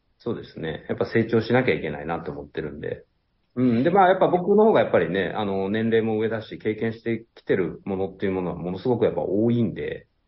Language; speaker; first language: Japanese; native; Japanese